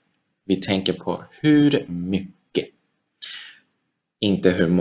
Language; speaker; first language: Swedish; non-native, fluent; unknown